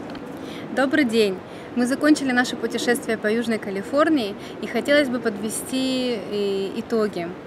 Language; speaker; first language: Russian; native; Russian